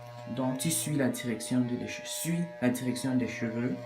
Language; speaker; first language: French; non-native, local second language; English